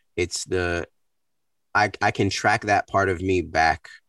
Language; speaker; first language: English; native; English